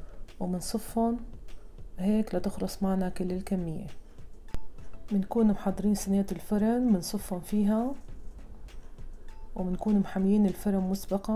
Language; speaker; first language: Arabic; native; Arabic